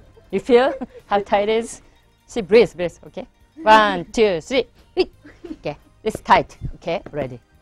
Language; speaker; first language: English; non-native, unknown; Japanese